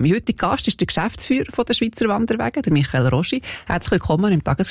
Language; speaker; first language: German; native; German